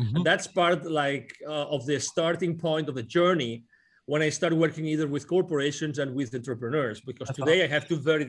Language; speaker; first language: English; non-native, fluent; Spanish